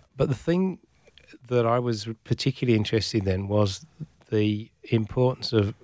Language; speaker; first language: English; native; English